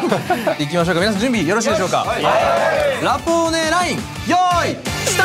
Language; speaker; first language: Japanese; native; Japanese